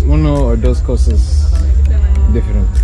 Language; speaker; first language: Spanish; non-native, learner; English